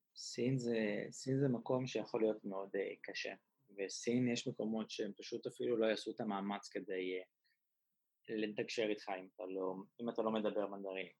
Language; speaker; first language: Hebrew; native; Hebrew